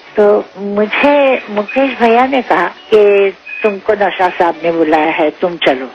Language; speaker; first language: Hindi; non-native, local second language; Marathi